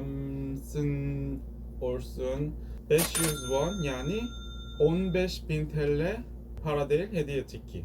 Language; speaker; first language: Turkish; non-native, learner; Korean